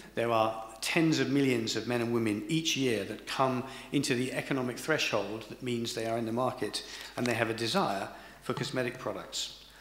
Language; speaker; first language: English; native; English